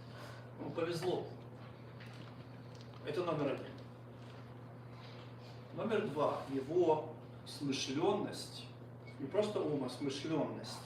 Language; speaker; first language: Russian; native; Russian